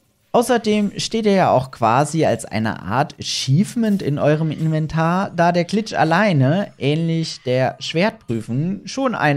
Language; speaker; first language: German; native; German